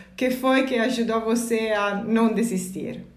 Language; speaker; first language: Portuguese; non-native, learner; Italian